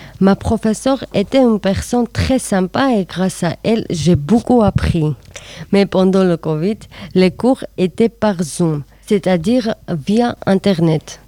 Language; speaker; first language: French; non-native, learner; Georgian